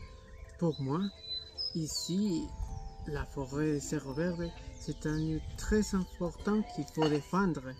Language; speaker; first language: French; non-native, learner; Spanish